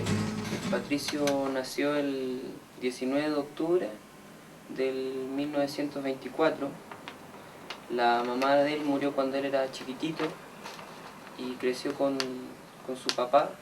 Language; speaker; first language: Spanish; native; Spanish